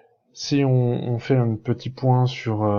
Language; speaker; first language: French; native; French